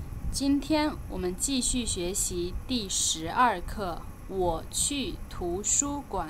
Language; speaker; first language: Chinese; non-native, fluent; Lao